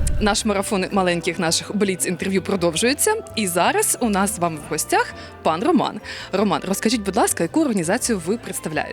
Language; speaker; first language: Ukrainian; native; Ukrainian